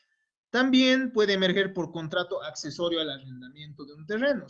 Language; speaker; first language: Spanish; native; Spanish